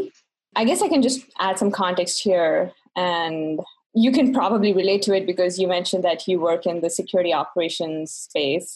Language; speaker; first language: English; non-native, local second language; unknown